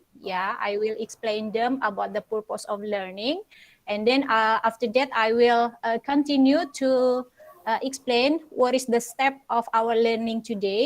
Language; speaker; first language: English; non-native, local second language; Indonesian